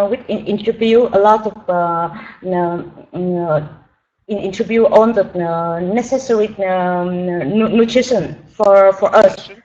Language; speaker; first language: English; non-native, learner; Vietnamese